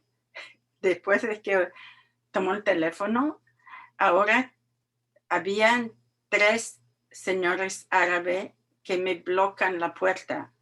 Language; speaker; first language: Spanish; non-native, learner; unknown